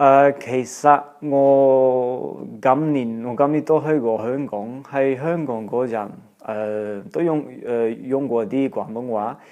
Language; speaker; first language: Cantonese; non-native, fluent; Dutch